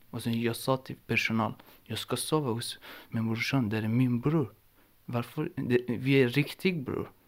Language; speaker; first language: Swedish; non-native, learner; Persian